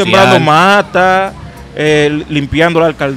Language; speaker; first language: Spanish; native; Spanish